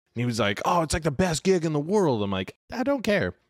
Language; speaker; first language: English; native; English